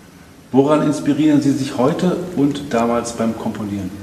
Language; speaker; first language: German; native; German